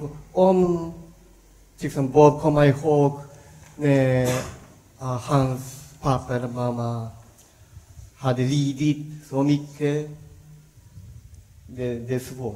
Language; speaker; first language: Swedish; non-native, learner; Japanese